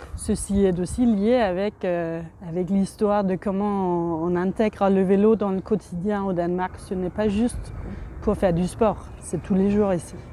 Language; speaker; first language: French; non-native, fluent; Danish